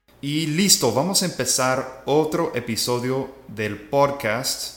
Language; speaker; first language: Spanish; non-native, fluent; English